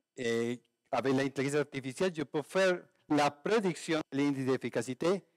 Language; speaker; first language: French; non-native, learner; Spanish